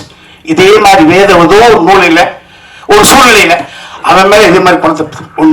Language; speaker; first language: Tamil; native; Tamil